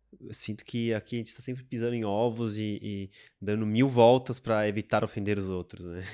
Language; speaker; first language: Portuguese; native; Portuguese